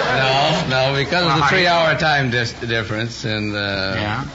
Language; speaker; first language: English; native; English